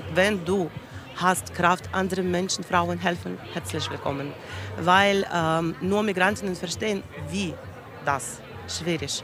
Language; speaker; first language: German; non-native, learner; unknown